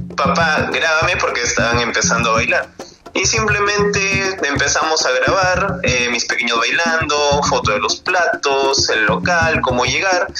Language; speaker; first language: Spanish; native; Spanish